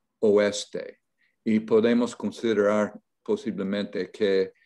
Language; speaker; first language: Spanish; non-native, learner; English